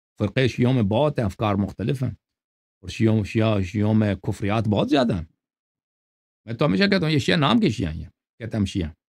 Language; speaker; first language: Urdu; non-native, fluent; Persian